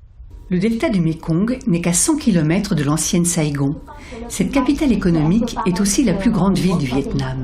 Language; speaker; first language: French; native; French